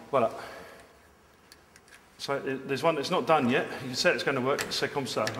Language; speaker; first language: English; native; English